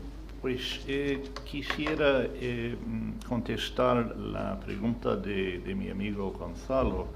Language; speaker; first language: Spanish; non-native, fluent; English